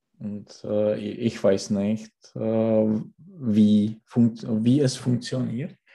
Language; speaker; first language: German; non-native, learner; Czech